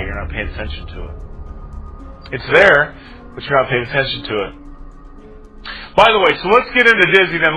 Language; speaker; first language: English; native; English